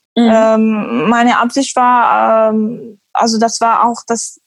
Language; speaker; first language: German; non-native, fluent; Arabic